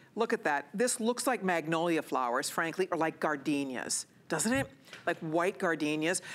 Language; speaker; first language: English; native; English